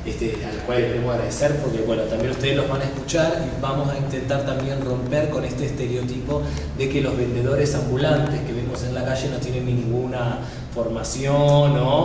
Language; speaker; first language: Spanish; native; Spanish